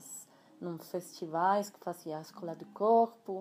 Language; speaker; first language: Portuguese; non-native, fluent; Spanish